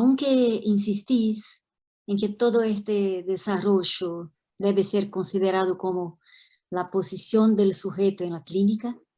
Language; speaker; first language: Spanish; non-native, fluent; Portuguese